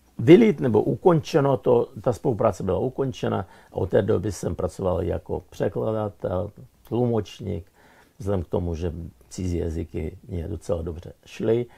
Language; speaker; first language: Czech; non-native, fluent; Russian